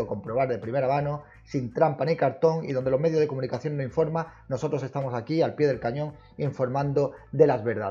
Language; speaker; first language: Spanish; native; Spanish